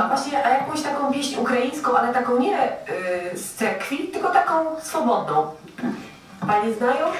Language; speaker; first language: Polish; early bilingual, heritage; Polish